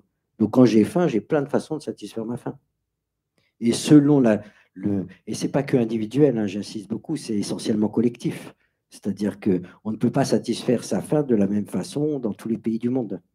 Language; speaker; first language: French; native; French